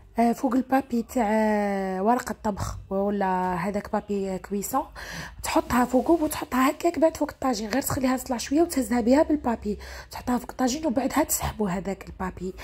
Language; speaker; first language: Arabic; native; Arabic